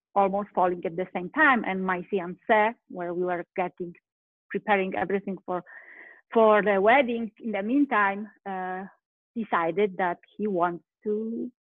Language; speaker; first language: English; non-native, fluent; Polish